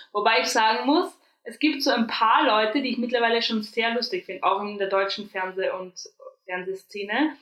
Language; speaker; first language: German; native; German